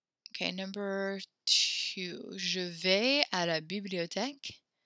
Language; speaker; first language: French; non-native, fluent; English